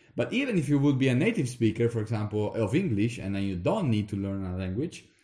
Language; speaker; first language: English; non-native, fluent; Italian